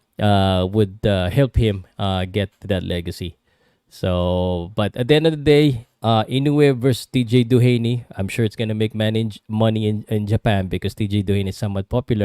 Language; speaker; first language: English; non-native, local second language; Filipino